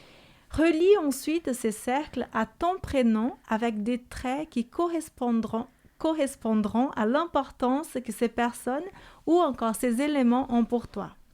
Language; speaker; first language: French; native; French